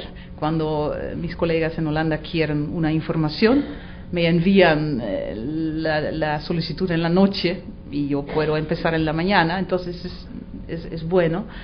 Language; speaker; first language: Spanish; non-native, fluent; Dutch